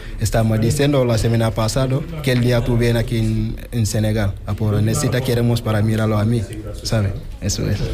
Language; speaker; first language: Spanish; non-native, learner; Wolof